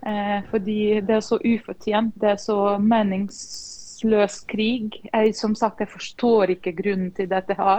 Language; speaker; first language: Norwegian; non-native, fluent; Ukrainian